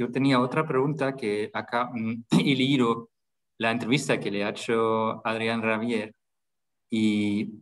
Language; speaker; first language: Spanish; non-native, fluent; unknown